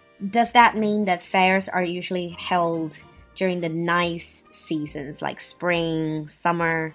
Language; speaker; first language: English; non-native, fluent; Chinese